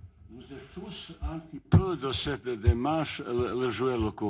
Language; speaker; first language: French; non-native, learner; Bosnian